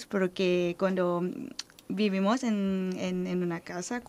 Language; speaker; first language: Spanish; non-native, learner; Thai